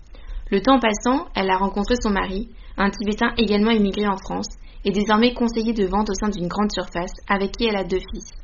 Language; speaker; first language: French; native; French